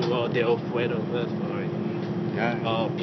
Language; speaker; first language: English; non-native, fluent; French